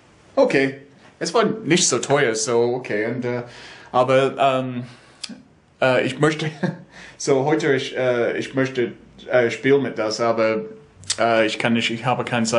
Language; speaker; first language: German; non-native, learner; English